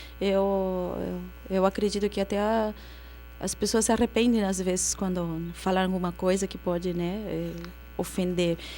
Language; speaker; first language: Portuguese; non-native, fluent; Spanish